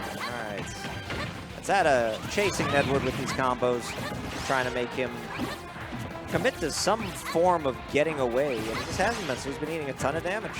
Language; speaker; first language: English; native; English